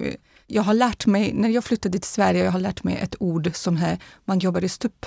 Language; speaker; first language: Swedish; non-native, fluent; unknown